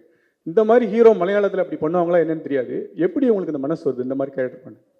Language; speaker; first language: Tamil; native; Tamil